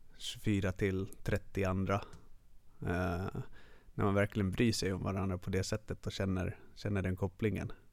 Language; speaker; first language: Swedish; early bilingual, other home language; Finnish